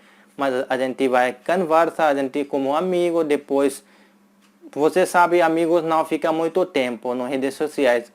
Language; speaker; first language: Portuguese; non-native, fluent; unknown